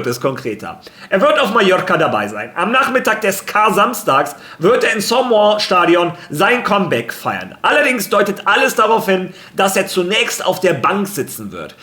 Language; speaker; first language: German; early bilingual, other home language; Spanish